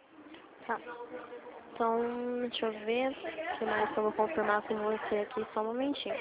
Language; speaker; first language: Portuguese; native; Portuguese